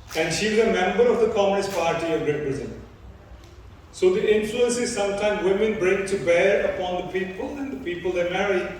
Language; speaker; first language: English; early bilingual, other home language; Punjabi